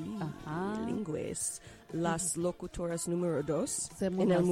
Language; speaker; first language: Spanish; non-native, learner; English